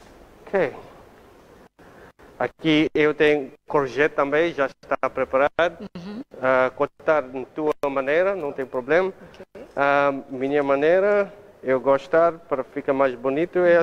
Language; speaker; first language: Portuguese; non-native, learner; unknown